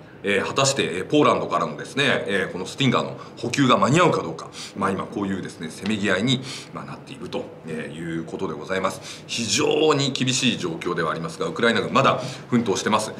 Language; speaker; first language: Japanese; native; Japanese